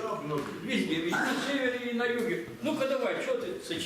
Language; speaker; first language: Russian; native; Russian